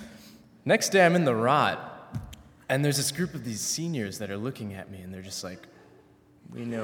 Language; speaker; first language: English; native; English